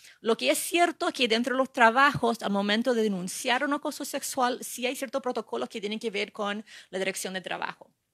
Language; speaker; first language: Spanish; non-native, fluent; English